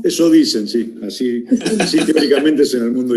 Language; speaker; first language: Spanish; native; Spanish